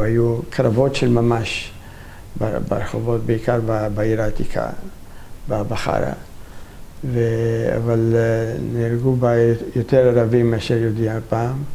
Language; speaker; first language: Hebrew; non-native, fluent; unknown